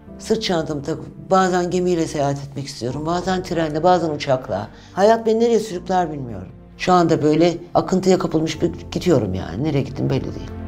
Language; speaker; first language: Turkish; native; Turkish